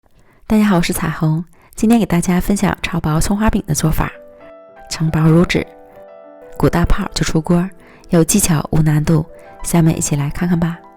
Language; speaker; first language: Chinese; native; Chinese